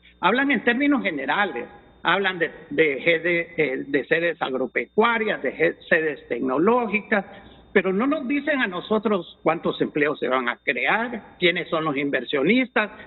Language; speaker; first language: Spanish; native; Spanish